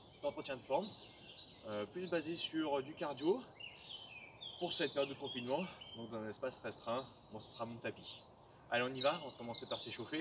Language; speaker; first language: French; native; French